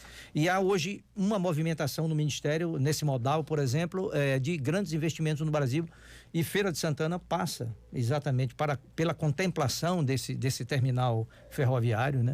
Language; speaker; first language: Portuguese; native; Portuguese